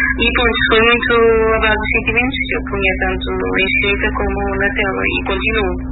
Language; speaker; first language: Portuguese; early bilingual, heritage; Portuguese